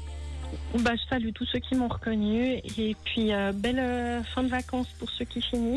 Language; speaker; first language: French; native; French